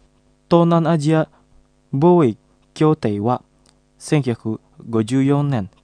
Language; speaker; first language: Japanese; non-native, fluent; Indonesian